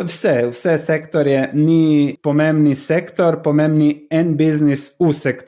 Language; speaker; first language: Slovenian; non-native, learner; Croatian